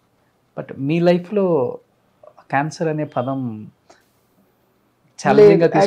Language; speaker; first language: Telugu; native; Telugu